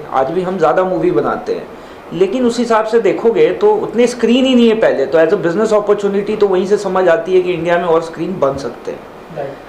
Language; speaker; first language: Hindi; native; Hindi